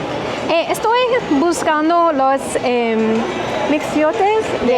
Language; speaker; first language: Spanish; non-native, learner; English